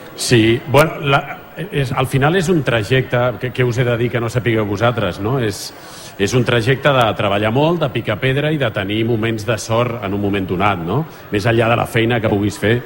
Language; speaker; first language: Catalan; native; Catalan